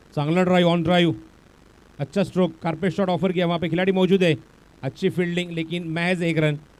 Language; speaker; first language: Hindi; non-native, local second language; Marathi